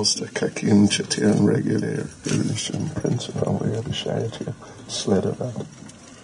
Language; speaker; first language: Russian; non-native, learner; English